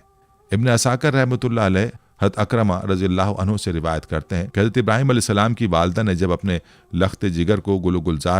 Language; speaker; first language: Urdu; native; Urdu